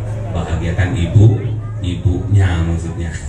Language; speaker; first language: Indonesian; non-native, local second language; Javanese